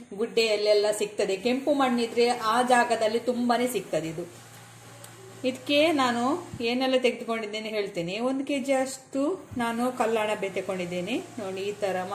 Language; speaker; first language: Kannada; non-native, local second language; Tulu